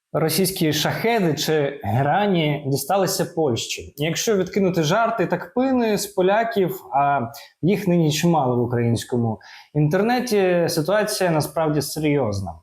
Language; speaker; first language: Ukrainian; native; Ukrainian